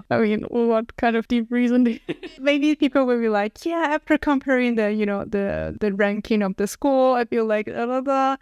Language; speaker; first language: English; non-native, fluent; Chinese